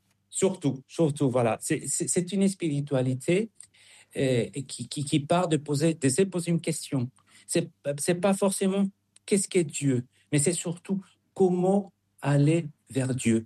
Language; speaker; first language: French; non-native, fluent; Spanish